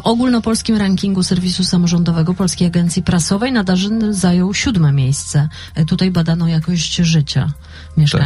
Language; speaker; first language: Polish; native; Polish